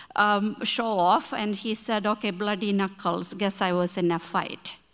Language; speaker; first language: English; non-native, local second language; Malayalam